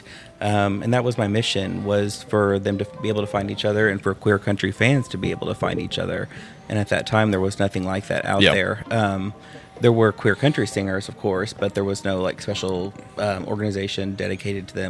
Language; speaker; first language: English; native; English